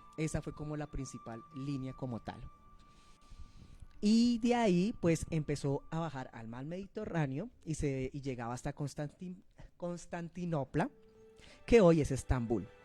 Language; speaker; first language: Spanish; native; Spanish